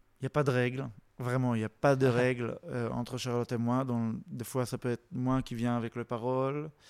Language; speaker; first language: French; non-native, fluent; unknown